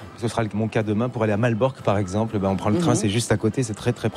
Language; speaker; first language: French; native; French